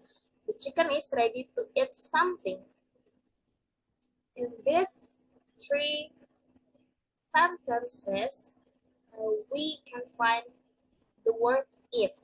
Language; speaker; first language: English; non-native, learner; Indonesian